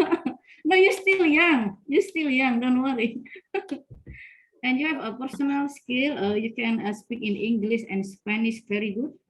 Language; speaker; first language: English; non-native, fluent; Indonesian